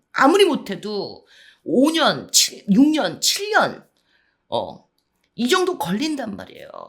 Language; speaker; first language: Korean; early bilingual, heritage; Korean